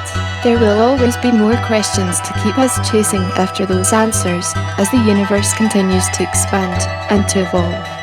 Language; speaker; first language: English; native; English